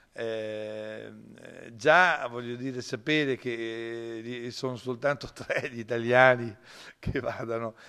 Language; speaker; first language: Italian; native; Italian